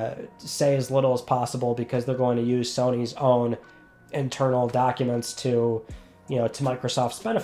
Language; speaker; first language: English; native; English